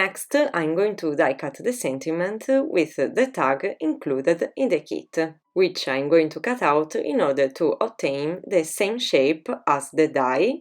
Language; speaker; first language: English; non-native, fluent; Italian